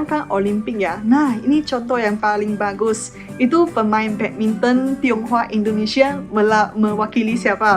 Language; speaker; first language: Indonesian; non-native, fluent; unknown